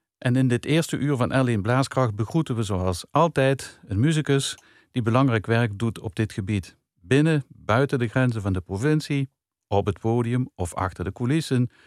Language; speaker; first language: Dutch; native; Dutch